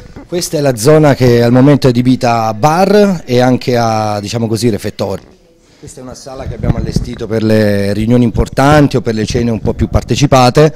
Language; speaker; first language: Italian; native; Italian